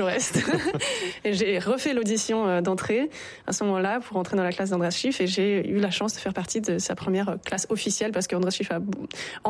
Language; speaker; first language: French; native; French